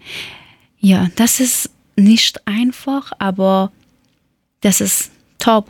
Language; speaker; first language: German; non-native, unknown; Persian